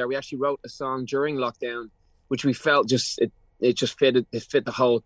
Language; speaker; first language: English; native; English